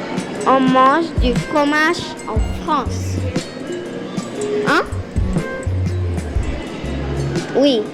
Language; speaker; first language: French; non-native, fluent; Spanish